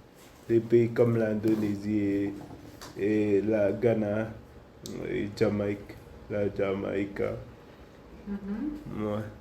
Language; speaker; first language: French; non-native, learner; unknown